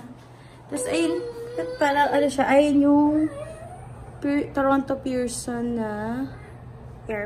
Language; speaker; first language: Filipino; native; Filipino